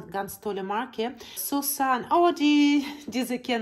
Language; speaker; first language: German; non-native, learner; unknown